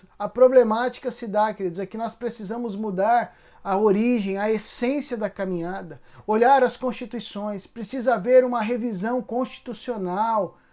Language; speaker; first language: Portuguese; native; Portuguese